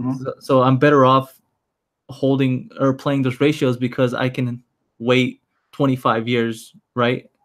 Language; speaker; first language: English; native; English